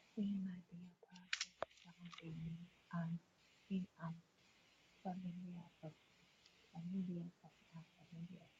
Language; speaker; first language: English; non-native, learner; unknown